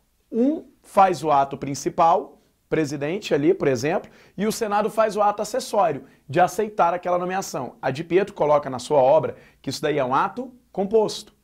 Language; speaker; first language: Portuguese; native; Portuguese